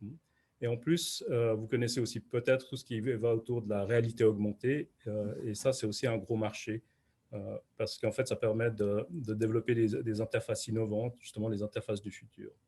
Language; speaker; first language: French; native; French